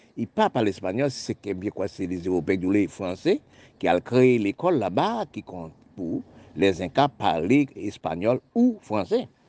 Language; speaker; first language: French; non-native, local second language; Haitian Creole